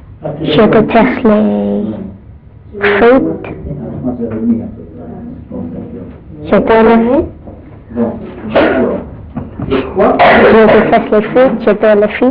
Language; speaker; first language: French; non-native, learner; English